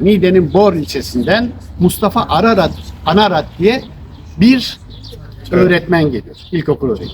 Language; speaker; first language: Turkish; native; Turkish